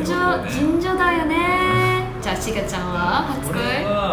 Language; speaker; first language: Japanese; non-native, learner; English